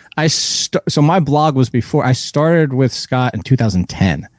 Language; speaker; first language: English; native; English